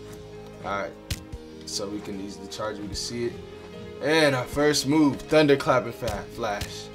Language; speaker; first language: English; native; English